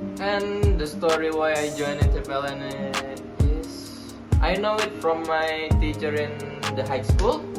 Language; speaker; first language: English; non-native, learner; Indonesian